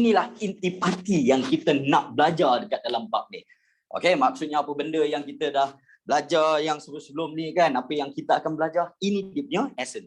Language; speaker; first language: Malay; native; Malay